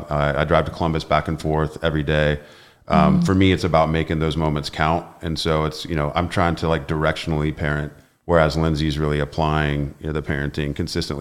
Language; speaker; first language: English; native; English